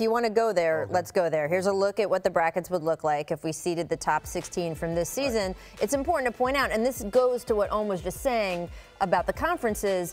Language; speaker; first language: English; native; English